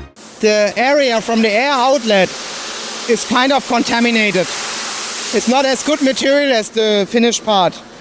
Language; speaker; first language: English; non-native, fluent; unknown